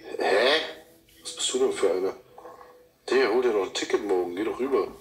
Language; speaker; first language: German; early bilingual, other home language; Turkish